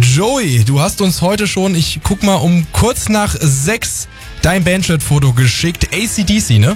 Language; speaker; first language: German; native; German